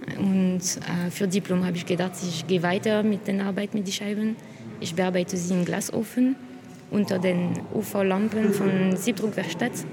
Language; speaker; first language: German; non-native, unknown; French